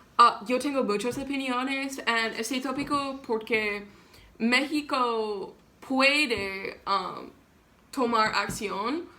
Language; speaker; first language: Spanish; non-native, learner; English